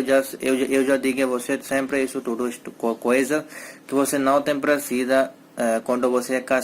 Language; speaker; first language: Portuguese; non-native, learner; Hindi